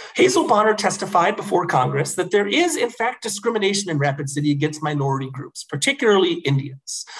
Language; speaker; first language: English; native; English